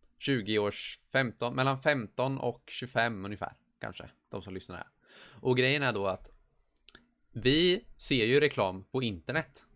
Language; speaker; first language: Swedish; native; Swedish